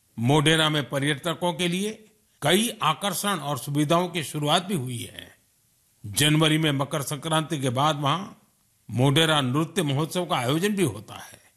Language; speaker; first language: Hindi; non-native, local second language; Gujarati